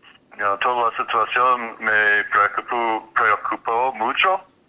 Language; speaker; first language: Spanish; non-native, fluent; English